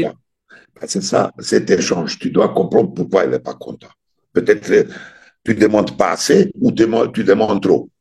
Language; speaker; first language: French; non-native, fluent; Serbian